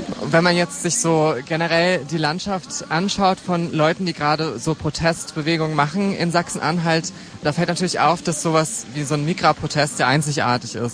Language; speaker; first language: German; native; German